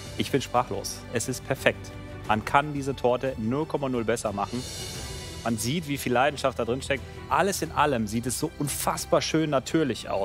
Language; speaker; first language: German; native; German